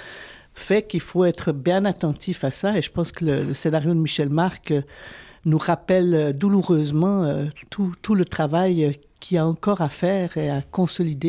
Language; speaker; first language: French; native; French